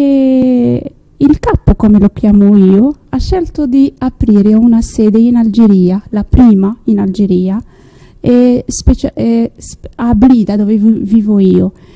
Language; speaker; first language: Italian; non-native, learner; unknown